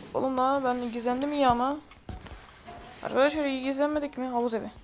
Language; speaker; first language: Turkish; native; Turkish